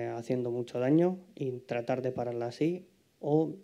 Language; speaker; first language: Spanish; non-native, fluent; Ukrainian